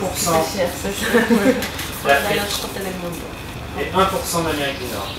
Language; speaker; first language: French; native; French